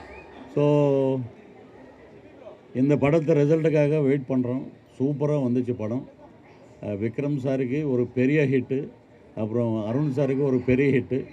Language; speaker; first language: Tamil; non-native, local second language; Telugu